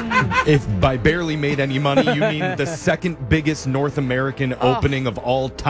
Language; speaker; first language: English; native; English